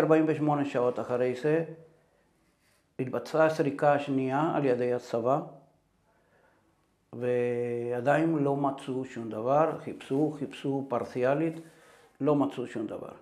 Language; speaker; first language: Hebrew; non-native, fluent; Spanish